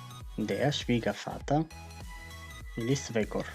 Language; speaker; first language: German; non-native, fluent; Macedonian